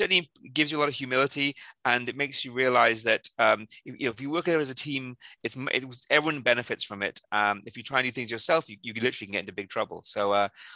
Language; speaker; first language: English; native; English